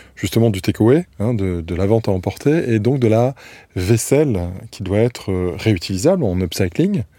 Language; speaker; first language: French; native; French